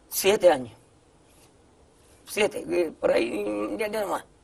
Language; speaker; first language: Spanish; native; Spanish